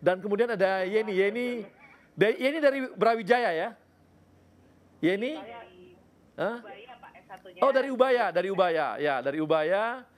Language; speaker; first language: Indonesian; native; Indonesian